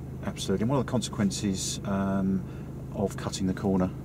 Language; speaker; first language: English; native; English